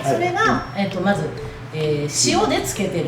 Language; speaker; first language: Japanese; native; Japanese